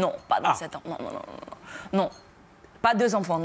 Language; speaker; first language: French; non-native, local second language; Dutch